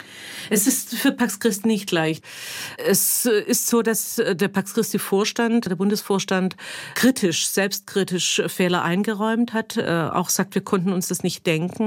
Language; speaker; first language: German; native; German